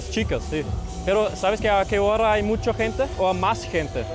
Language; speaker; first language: Spanish; non-native, learner; German